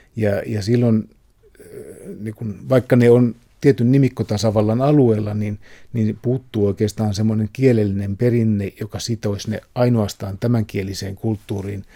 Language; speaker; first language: Finnish; native; Finnish